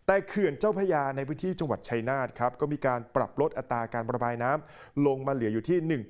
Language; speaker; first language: Thai; native; Thai